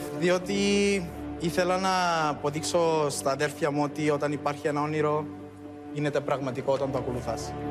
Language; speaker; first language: Greek; early bilingual, other home language; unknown